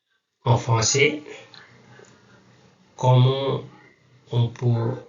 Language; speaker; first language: French; non-native, learner; Nepali